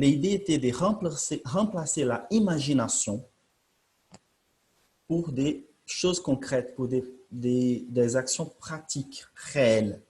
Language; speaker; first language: French; non-native, fluent; Portuguese